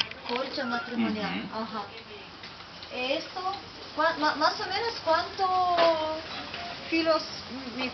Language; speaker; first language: Spanish; non-native, learner; Italian